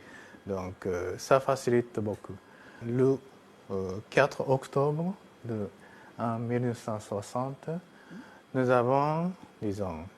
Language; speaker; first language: French; non-native, fluent; Japanese